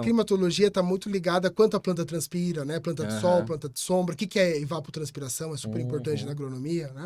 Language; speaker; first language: Portuguese; native; Portuguese